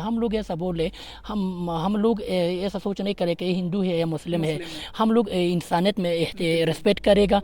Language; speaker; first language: Hindi; non-native, learner; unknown